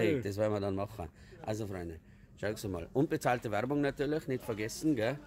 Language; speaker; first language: German; native; German